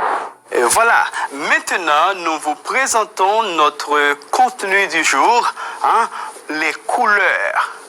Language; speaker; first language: French; non-native, fluent; Spanish